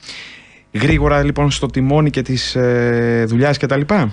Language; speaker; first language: Greek; native; Greek